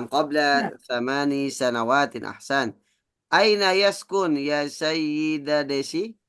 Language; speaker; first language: Arabic; non-native, fluent; Indonesian